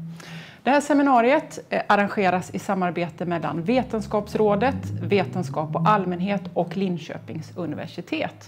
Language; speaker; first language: Swedish; native; Swedish